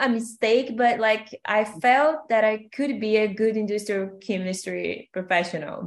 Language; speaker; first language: English; non-native, fluent; Portuguese